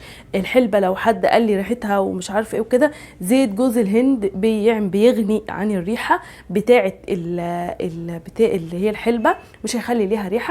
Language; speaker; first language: Arabic; native; Arabic